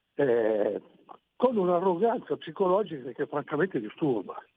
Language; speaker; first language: Italian; native; Italian